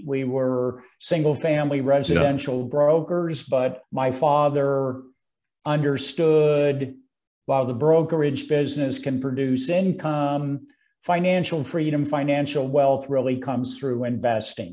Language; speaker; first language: English; native; English